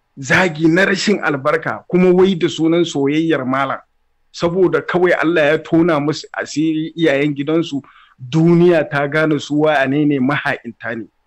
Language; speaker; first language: Hausa; native; Hausa